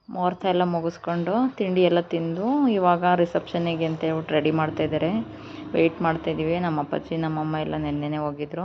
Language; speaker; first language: Kannada; native; Kannada